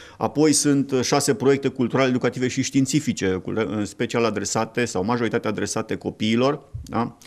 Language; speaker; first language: Romanian; native; Romanian